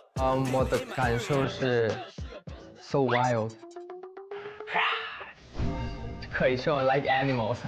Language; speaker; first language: Chinese; non-native, learner; Thai